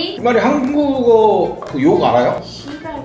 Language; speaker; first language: Korean; native; Korean